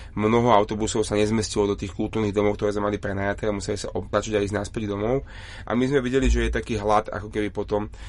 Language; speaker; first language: Slovak; native; Slovak